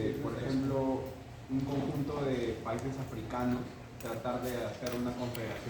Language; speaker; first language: Spanish; native; Spanish